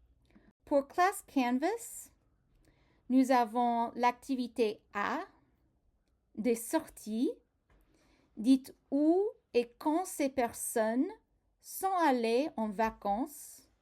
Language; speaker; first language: French; non-native, fluent; English